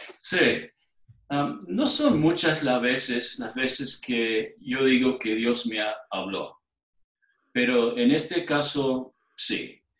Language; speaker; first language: Spanish; non-native, fluent; English